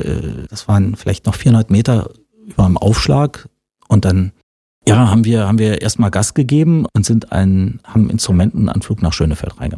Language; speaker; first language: German; native; German